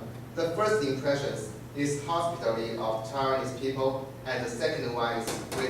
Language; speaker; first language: English; non-native, learner; Chinese